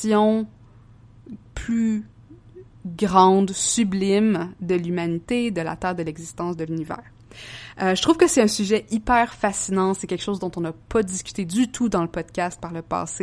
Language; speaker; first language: French; native; French